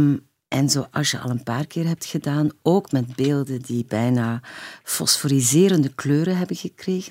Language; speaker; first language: Dutch; native; Dutch